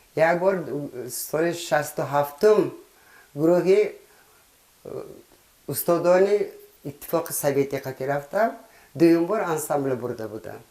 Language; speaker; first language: Tajik; native; Tajik